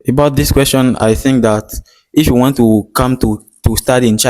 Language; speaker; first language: English; non-native, learner; French